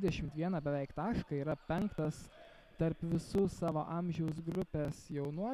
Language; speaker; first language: Lithuanian; native; Lithuanian